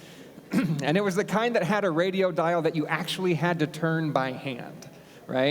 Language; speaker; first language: English; native; English